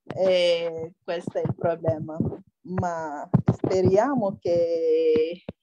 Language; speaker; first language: Italian; non-native, fluent; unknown